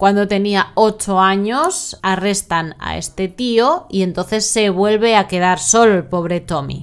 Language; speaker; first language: Spanish; native; Spanish